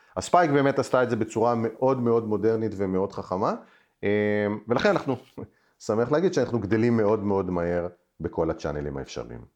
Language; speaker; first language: Hebrew; native; Hebrew